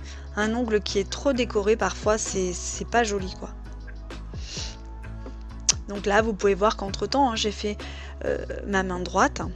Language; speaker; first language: French; native; French